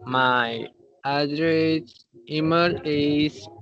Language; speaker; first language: English; non-native, learner; Spanish